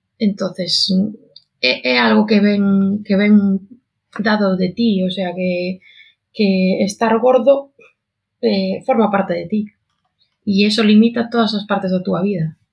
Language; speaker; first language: Galician; non-native, local second language; Spanish